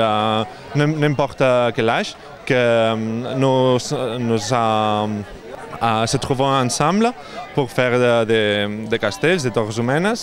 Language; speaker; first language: French; non-native, learner; Catalan